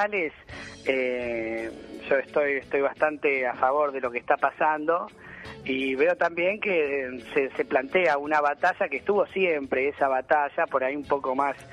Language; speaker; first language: Spanish; native; Spanish